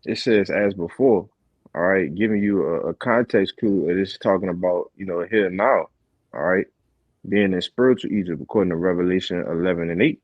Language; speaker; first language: English; native; English